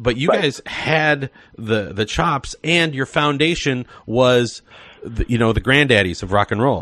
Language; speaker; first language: English; native; English